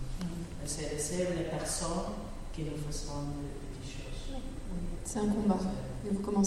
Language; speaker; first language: French; non-native, learner; Spanish